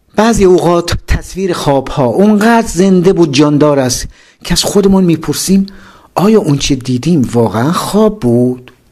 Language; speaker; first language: Persian; native; Persian